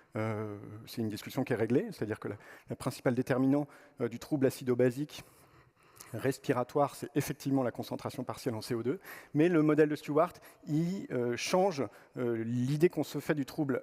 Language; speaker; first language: French; native; French